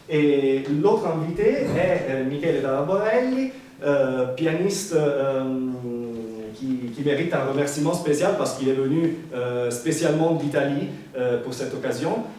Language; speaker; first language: French; non-native, fluent; Italian